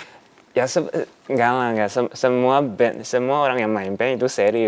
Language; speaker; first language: Indonesian; non-native, fluent; Chinese